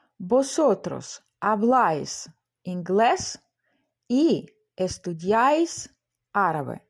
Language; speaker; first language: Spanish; non-native, fluent; Ukrainian